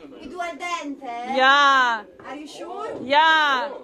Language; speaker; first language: English; non-native, learner; Italian